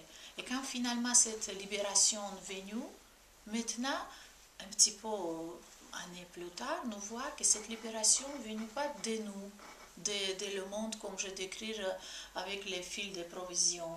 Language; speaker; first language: French; non-native, fluent; Georgian